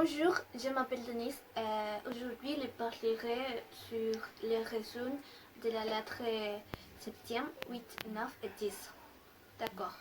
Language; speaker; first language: French; non-native, learner; Spanish